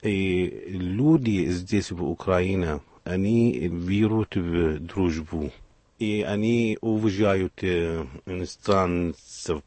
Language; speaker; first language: Russian; non-native, learner; Arabic